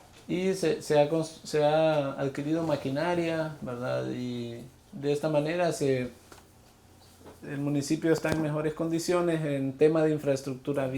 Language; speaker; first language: Spanish; native; Spanish